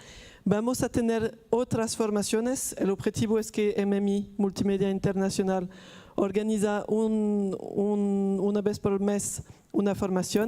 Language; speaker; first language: Spanish; non-native, fluent; Italian